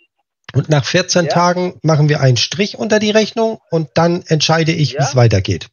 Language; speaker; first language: German; native; German